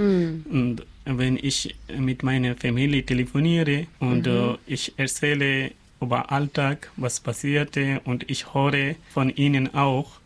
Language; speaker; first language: German; non-native, learner; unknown